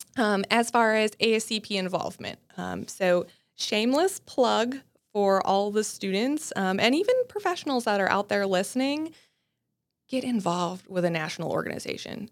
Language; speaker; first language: English; native; English